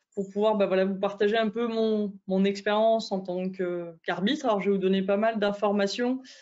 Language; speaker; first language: French; native; French